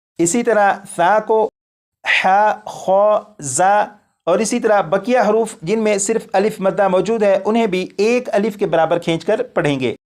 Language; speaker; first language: Urdu; native; Urdu